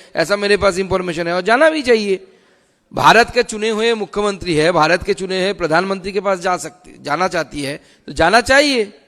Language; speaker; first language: Hindi; non-native, local second language; Bangla